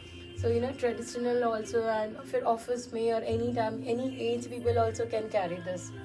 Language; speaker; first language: English; non-native, local second language; Hindi